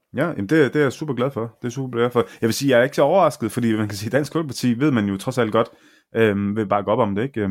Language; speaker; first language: Danish; early bilingual, other home language; Arabic